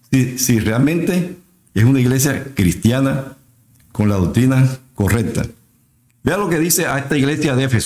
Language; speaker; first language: Spanish; native; Spanish